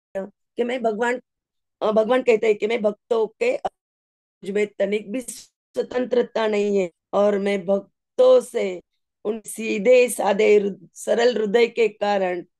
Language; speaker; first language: Hindi; non-native, local second language; Marathi